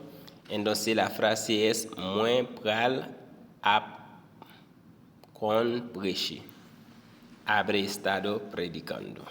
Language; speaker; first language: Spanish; non-native, fluent; Haitian Creole